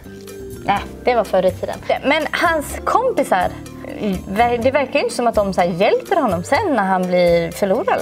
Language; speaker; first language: Swedish; native; Swedish